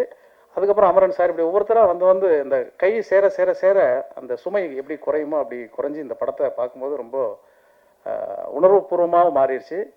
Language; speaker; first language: Tamil; native; Tamil